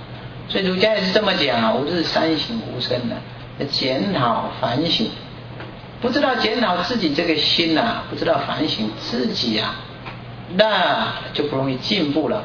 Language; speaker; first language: Chinese; native; Chinese